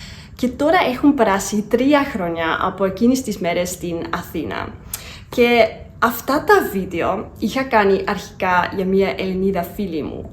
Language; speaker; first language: Greek; non-native, fluent; Dutch